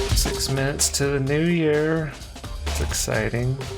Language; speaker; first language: English; native; English